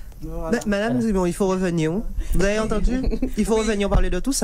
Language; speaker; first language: French; native; French